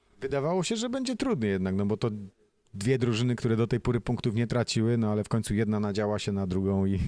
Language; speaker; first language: Polish; native; Polish